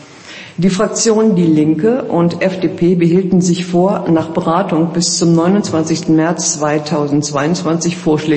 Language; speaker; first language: German; native; German